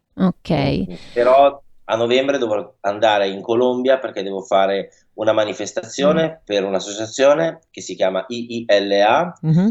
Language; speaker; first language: Italian; native; Italian